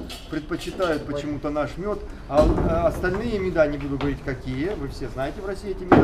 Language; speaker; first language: Russian; native; Russian